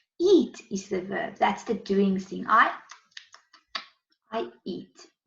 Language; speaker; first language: English; non-native, local second language; Afrikaans